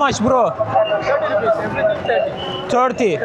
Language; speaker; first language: English; non-native, learner; Turkish